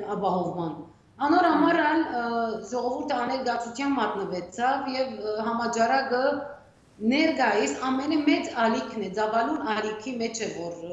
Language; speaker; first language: Armenian; early bilingual, heritage; Armenian